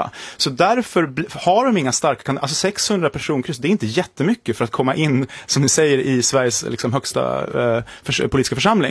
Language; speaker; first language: Swedish; native; Swedish